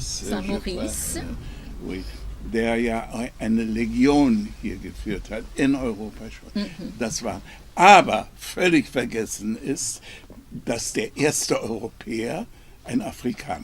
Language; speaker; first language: German; non-native, fluent; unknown